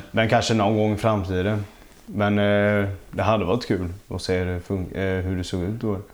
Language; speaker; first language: Swedish; early bilingual, other home language; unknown